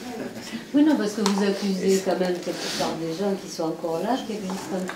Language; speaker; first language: French; native; French